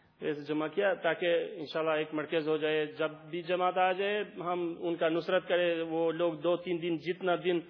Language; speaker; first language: Urdu; non-native, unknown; Albanian